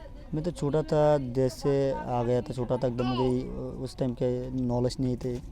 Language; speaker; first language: Hindi; non-native, fluent; Rohingya